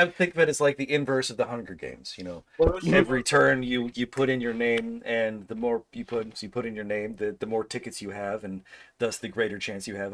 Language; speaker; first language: English; native; English